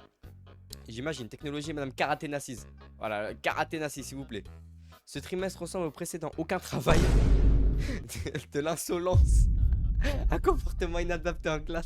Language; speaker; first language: French; native; French